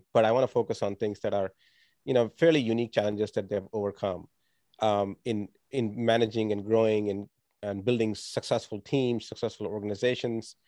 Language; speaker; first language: English; non-native, local second language; Tamil